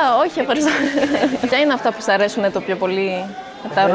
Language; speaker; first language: Greek; early bilingual, heritage; French